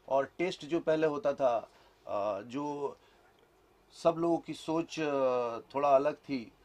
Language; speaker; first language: Hindi; native; Hindi